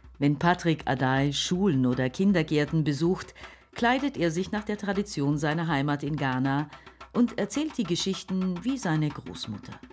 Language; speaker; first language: German; native; German